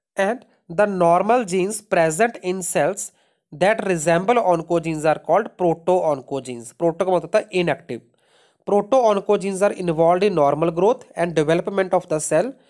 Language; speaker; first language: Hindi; non-native, local second language; Punjabi